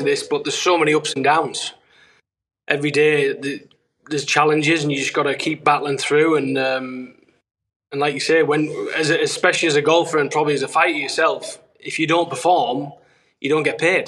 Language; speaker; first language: English; native; English